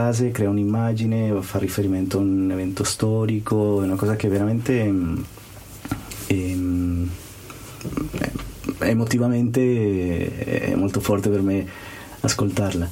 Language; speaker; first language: Italian; non-native, fluent; Spanish